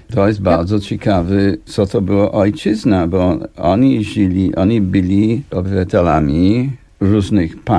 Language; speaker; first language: Polish; non-native, fluent; English